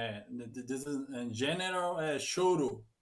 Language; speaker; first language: English; non-native, learner; Portuguese